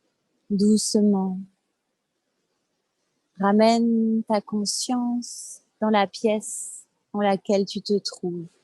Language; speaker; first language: French; native; French